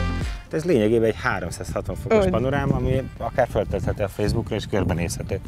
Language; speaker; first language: Hungarian; native; Hungarian